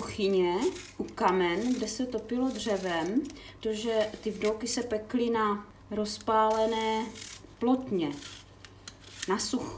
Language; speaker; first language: Czech; native; Czech